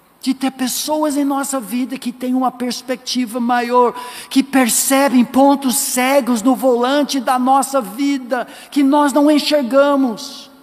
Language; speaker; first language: Portuguese; non-native, fluent; English